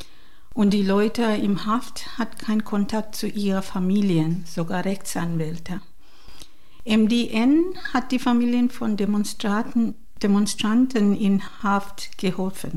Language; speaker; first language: German; non-native, learner; Divehi